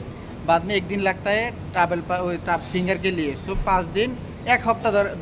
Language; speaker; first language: Hindi; non-native, learner; Bangla